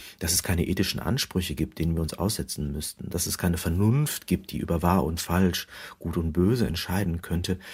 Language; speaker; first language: German; native; German